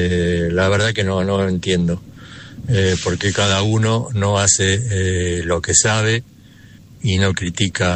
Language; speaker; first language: Spanish; native; Spanish